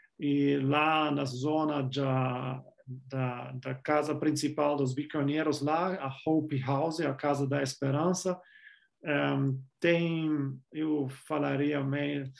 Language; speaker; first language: Portuguese; non-native, fluent; German